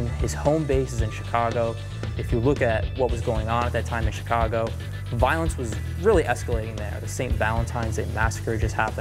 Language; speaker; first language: English; native; English